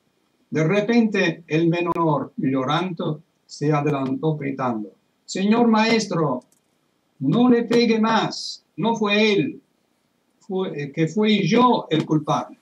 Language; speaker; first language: Spanish; non-native, fluent; Italian